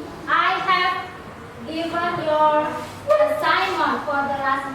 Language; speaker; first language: English; non-native, fluent; Indonesian